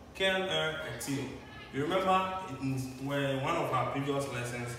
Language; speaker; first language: English; non-native, local second language; Akan